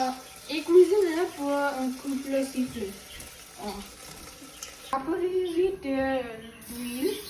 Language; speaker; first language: French; non-native, learner; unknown